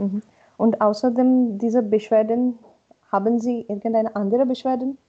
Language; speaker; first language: German; non-native, learner; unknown